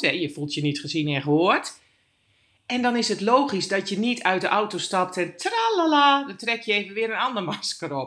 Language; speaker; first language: Dutch; native; Dutch